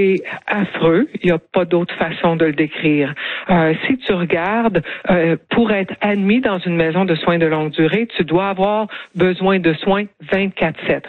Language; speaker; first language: French; native; French